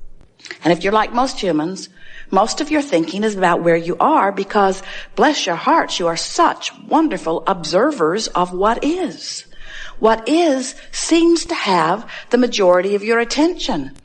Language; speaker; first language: English; native; English